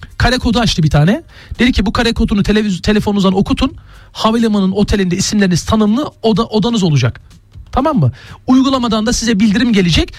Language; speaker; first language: Turkish; native; Turkish